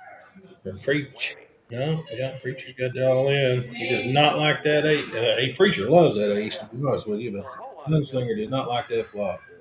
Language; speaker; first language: English; native; English